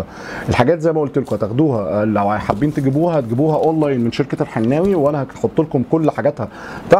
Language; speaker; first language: Arabic; native; Arabic